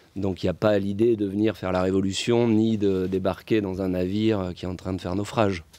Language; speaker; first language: French; native; French